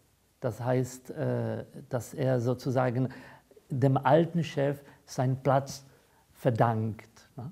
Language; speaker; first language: German; non-native, fluent; Czech